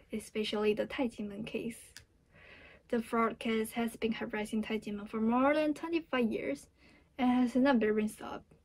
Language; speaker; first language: English; non-native, fluent; Chinese